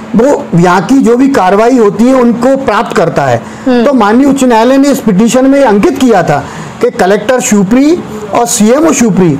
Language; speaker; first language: Hindi; native; Hindi